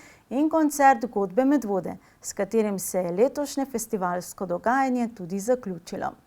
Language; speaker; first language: Slovenian; native; Slovenian